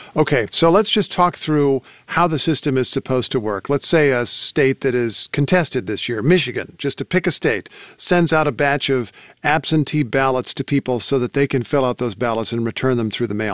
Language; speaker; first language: English; native; English